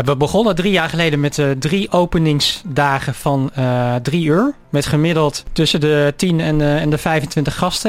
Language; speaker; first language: Dutch; native; Dutch